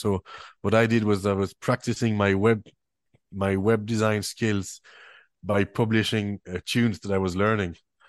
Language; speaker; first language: English; non-native, fluent; French